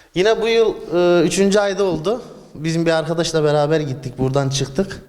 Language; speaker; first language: Turkish; native; Turkish